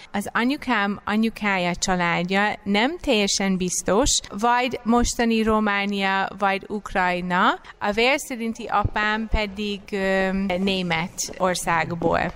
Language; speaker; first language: Hungarian; non-native, fluent; English